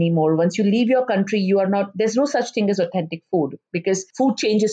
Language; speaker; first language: English; non-native, local second language; Hindi